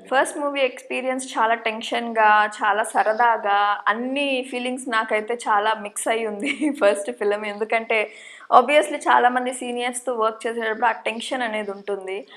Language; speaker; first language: Telugu; native; Telugu